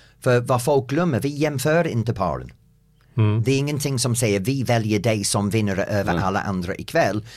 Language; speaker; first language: Swedish; non-native, fluent; English